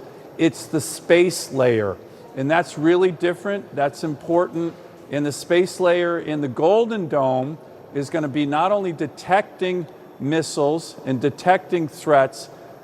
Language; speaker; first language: English; native; English